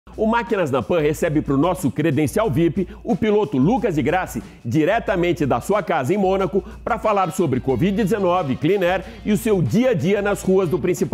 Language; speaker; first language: Portuguese; native; Portuguese